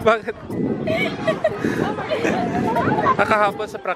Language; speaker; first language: Filipino; native; Filipino